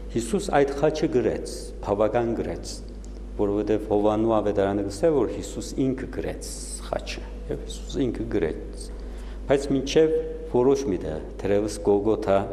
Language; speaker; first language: Armenian; native; Armenian